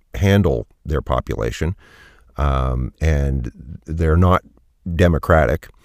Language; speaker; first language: English; native; English